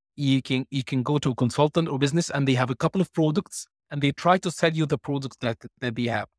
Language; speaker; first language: English; non-native, fluent; Arabic